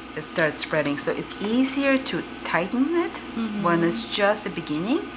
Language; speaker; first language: English; non-native, fluent; Russian